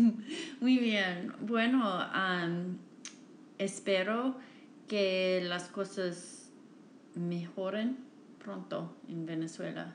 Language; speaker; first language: Spanish; non-native, fluent; English